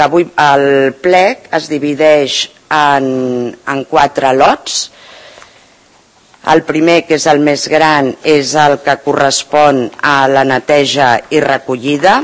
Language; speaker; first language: Catalan; native; Catalan